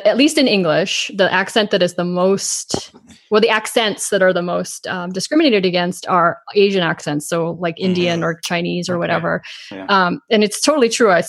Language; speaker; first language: English; native; English